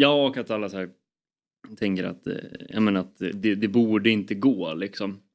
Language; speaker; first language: Swedish; native; Swedish